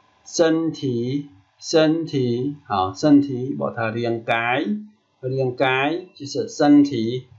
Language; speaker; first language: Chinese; non-native, fluent; Khmer